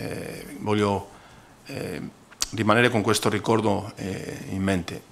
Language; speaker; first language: Italian; non-native, fluent; Spanish